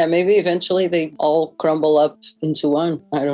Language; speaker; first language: English; non-native, fluent; Portuguese